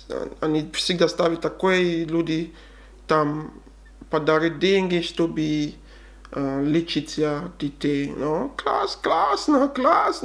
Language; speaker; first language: Russian; non-native, learner; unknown